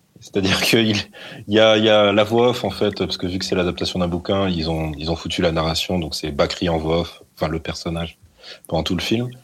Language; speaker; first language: French; native; French